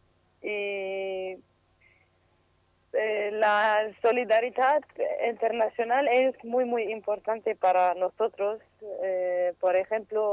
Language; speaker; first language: Spanish; non-native, learner; Kurdish